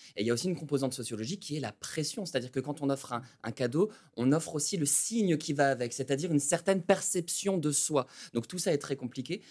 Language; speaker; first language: French; native; French